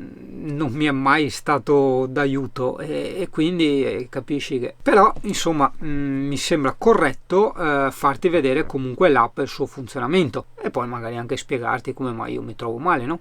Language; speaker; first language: Italian; native; Italian